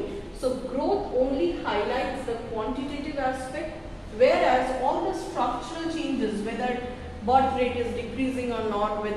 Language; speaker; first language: English; non-native, local second language; Bangla